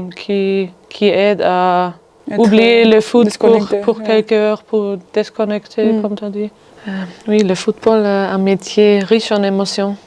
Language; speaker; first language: French; non-native, fluent; German